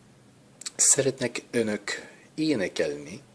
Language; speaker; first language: Hungarian; non-native, learner; English